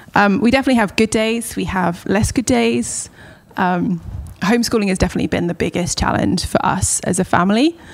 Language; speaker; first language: English; native; English